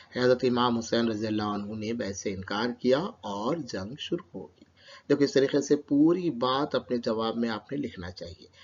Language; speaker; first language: Urdu; native; Urdu